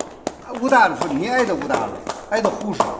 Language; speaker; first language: Russian; non-native, learner; Chinese